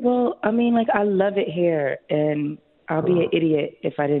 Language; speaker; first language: English; native; English